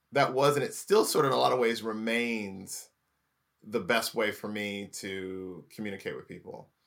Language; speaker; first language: English; native; English